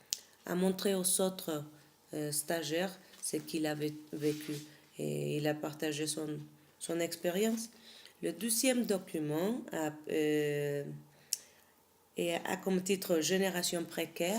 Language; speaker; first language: French; non-native, fluent; Spanish